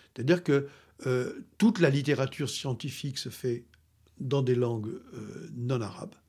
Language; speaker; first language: French; native; French